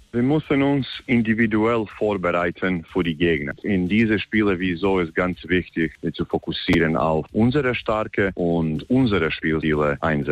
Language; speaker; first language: German; non-native, fluent; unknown